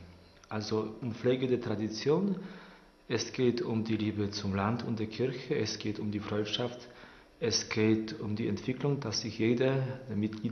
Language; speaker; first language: German; non-native, local second language; Polish